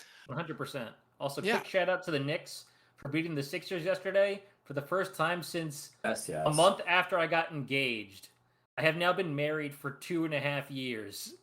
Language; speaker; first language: English; native; English